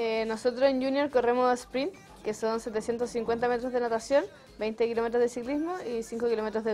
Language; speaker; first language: Spanish; native; Spanish